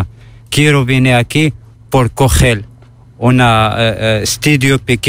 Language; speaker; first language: Spanish; non-native, learner; Arabic